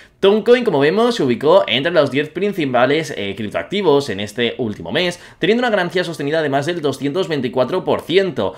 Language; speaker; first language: Spanish; native; Spanish